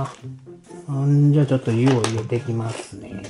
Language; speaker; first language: Japanese; native; Japanese